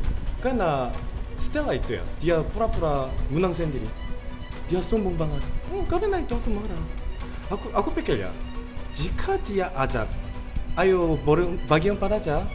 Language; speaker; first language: Indonesian; non-native, learner; Korean